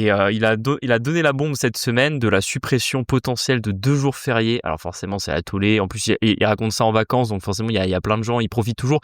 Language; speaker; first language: French; native; French